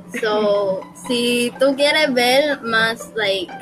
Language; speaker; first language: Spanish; early bilingual, heritage; Spanish